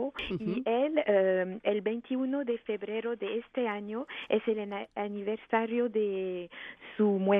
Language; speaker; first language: Spanish; non-native, fluent; French